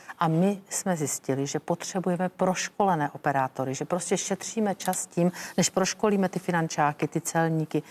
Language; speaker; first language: Czech; native; Czech